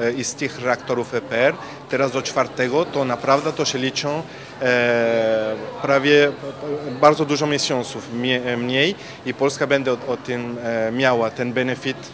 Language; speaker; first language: Polish; non-native, learner; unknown